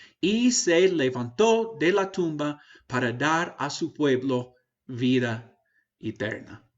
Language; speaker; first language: Spanish; non-native, fluent; English